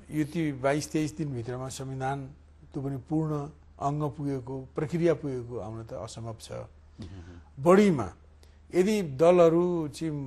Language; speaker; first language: Nepali; native; Nepali